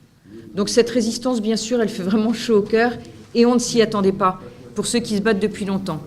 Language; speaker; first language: French; native; French